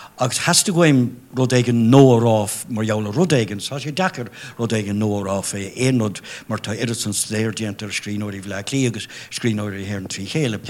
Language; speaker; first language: Irish; non-native, local second language; English